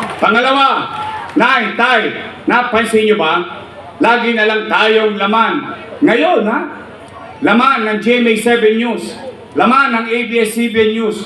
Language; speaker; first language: Filipino; native; Filipino